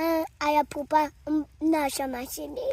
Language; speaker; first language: Russian; early bilingual, heritage; Russian